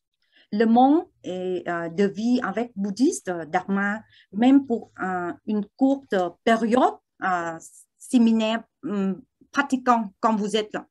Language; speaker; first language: French; non-native, learner; Vietnamese